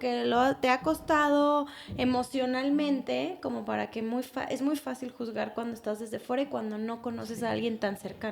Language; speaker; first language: Spanish; native; Spanish